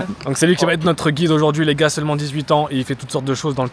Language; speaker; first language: French; native; French